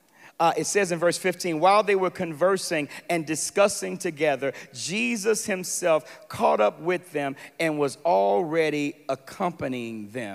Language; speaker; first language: English; native; English